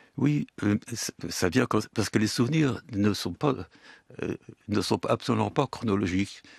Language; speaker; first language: French; early bilingual, other home language; Yiddish